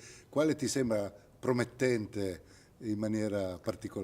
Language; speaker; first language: Italian; native; Italian